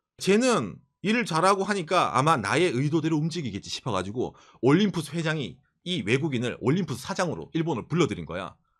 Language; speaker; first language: Korean; native; Korean